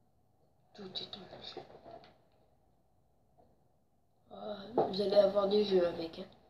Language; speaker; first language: French; native; French